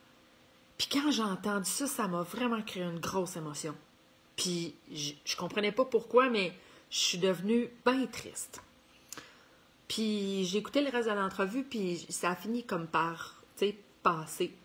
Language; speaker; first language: French; native; French